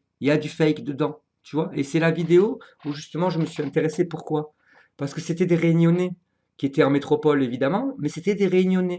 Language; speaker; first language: French; native; French